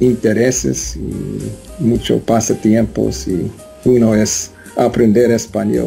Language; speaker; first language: Spanish; non-native, learner; English